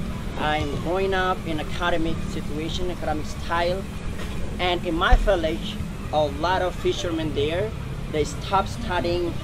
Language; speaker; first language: English; non-native, learner; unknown